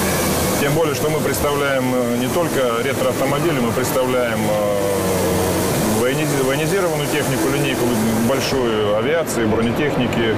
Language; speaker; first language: Russian; native; Russian